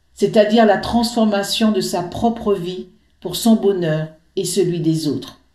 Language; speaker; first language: French; native; French